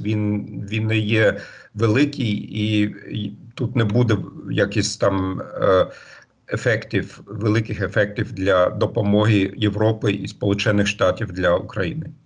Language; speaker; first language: Ukrainian; non-native, fluent; German